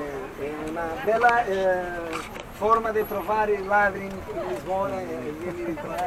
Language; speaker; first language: Italian; non-native, learner; Portuguese